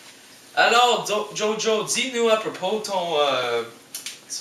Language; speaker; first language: French; non-native, learner; English